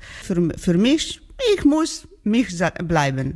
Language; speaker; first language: German; non-native, learner; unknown